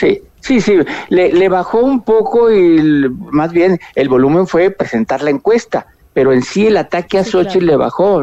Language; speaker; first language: Spanish; native; Spanish